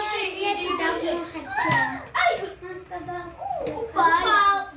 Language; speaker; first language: Russian; non-native, local second language; Azerbaijani